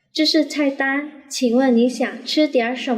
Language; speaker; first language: Chinese; non-native, fluent; Indonesian